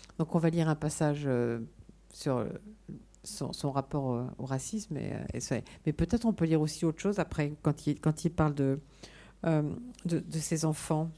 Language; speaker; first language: French; native; French